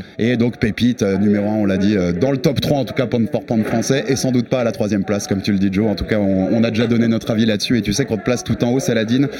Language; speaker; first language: French; native; French